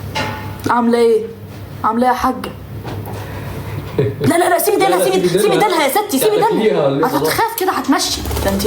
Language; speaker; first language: Arabic; native; Arabic